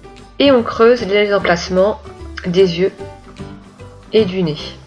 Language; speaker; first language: French; native; French